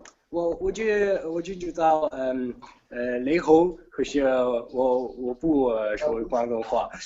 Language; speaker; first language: Chinese; non-native, learner; Italian